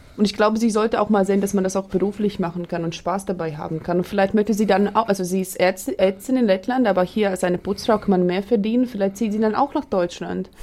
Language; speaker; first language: German; non-native, fluent; Latvian